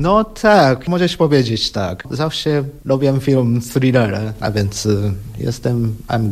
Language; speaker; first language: Polish; non-native, learner; Japanese